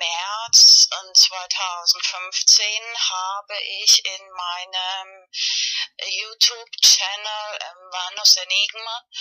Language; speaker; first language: German; non-native, fluent; Spanish